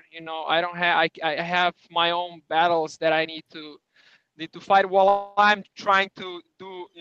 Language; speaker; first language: English; non-native, fluent; Serbian